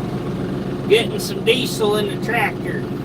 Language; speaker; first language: English; native; English